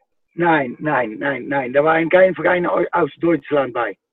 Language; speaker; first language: German; non-native, fluent; Dutch